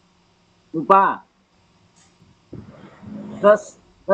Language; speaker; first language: English; non-native, learner; Indonesian